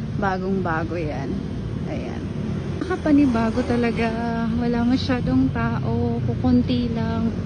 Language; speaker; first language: Filipino; non-native, local second language; Bikol